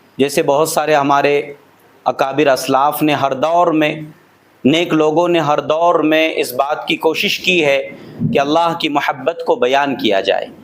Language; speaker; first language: Urdu; native; Urdu